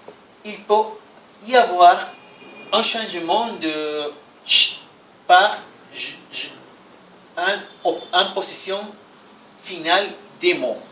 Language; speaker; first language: French; non-native, fluent; Spanish